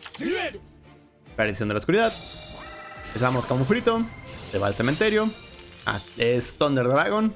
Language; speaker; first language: Spanish; native; Spanish